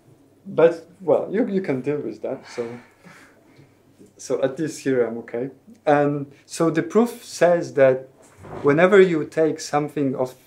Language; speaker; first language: English; non-native, fluent; Polish